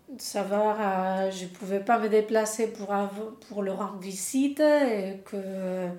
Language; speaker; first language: French; non-native, fluent; Spanish